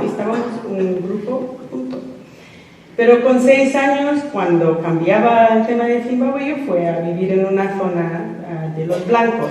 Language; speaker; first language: Spanish; non-native, fluent; English